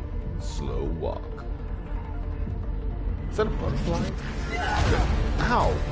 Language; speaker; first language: English; native; English